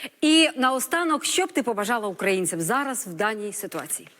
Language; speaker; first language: Ukrainian; native; Ukrainian